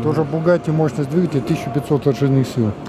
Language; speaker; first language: Russian; native; Russian